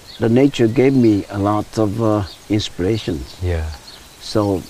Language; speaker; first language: English; non-native, learner; Japanese